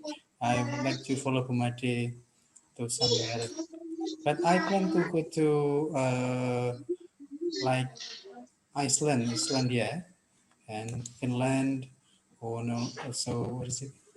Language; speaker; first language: English; non-native, fluent; Indonesian